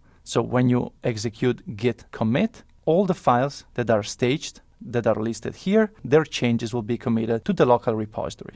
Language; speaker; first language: English; non-native, fluent; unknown